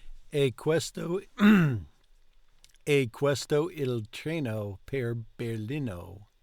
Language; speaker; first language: Italian; non-native, learner; English